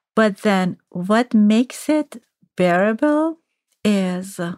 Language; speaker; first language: English; non-native, fluent; Persian